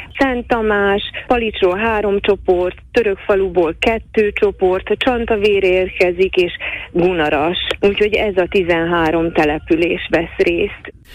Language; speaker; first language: Hungarian; native; Hungarian